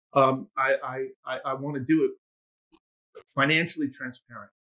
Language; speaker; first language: English; native; English